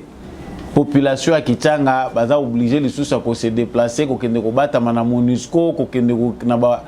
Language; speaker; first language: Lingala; native; Lingala